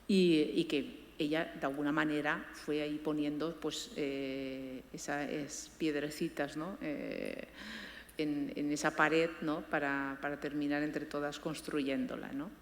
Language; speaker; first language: Spanish; native; Spanish